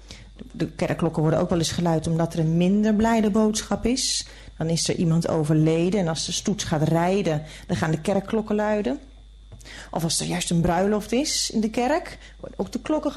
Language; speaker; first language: Dutch; native; Dutch